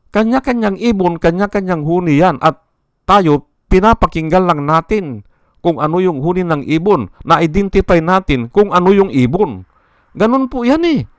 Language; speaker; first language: Filipino; native; Filipino